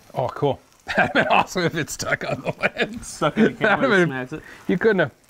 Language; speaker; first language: English; native; English